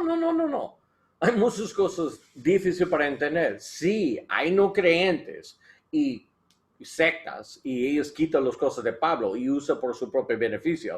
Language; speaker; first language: Spanish; non-native, learner; English